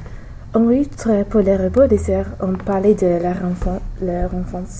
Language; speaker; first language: French; non-native, learner; English